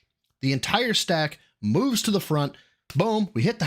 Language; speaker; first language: English; native; English